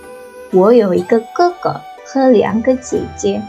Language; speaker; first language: Chinese; non-native, fluent; Indonesian